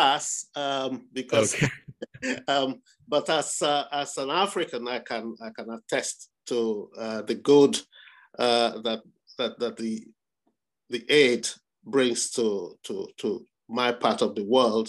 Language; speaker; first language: English; non-native, local second language; Igbo